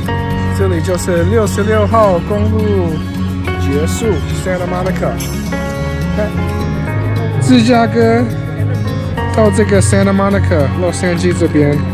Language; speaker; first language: Chinese; non-native, fluent; English